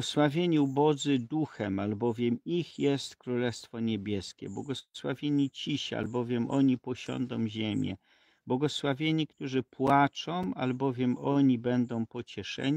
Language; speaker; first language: Polish; native; Polish